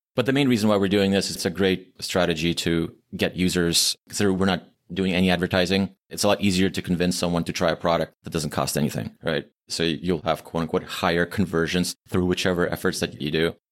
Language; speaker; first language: English; early bilingual, other home language; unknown